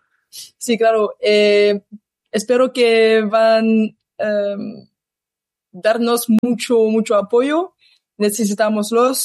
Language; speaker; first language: Spanish; non-native, learner; French